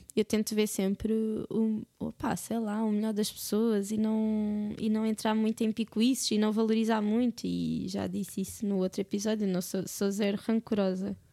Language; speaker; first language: Portuguese; native; Portuguese